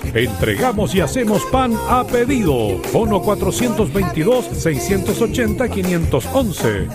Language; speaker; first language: Spanish; native; Spanish